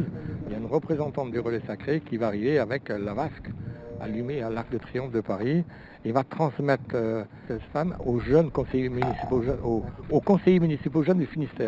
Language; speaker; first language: French; native; French